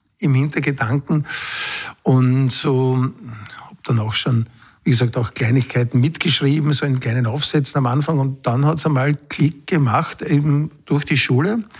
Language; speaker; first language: German; native; German